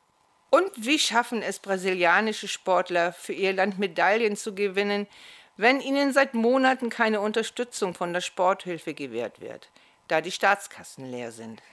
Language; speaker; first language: German; native; German